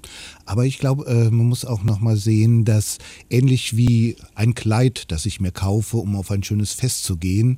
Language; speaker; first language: German; native; German